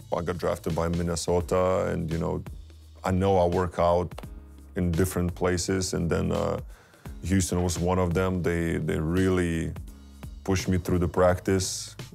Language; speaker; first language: English; non-native, fluent; Lithuanian